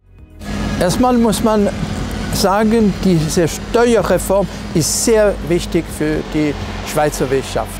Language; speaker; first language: German; non-native, local second language; French